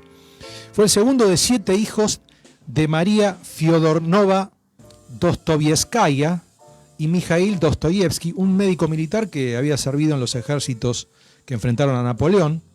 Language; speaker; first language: Spanish; native; Spanish